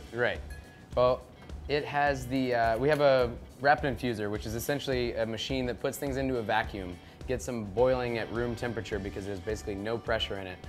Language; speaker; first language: English; native; English